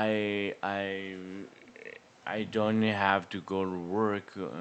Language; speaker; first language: English; non-native, learner; Korean